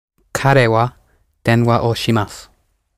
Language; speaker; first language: Japanese; non-native, learner; English